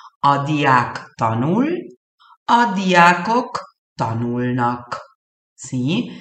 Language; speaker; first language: Hungarian; early bilingual, heritage; Hungarian